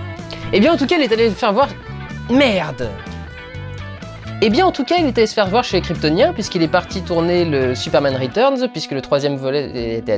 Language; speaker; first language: French; native; French